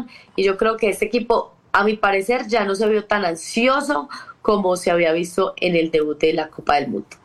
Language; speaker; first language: Spanish; native; Spanish